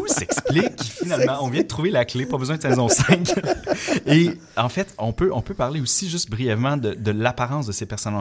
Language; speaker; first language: French; native; French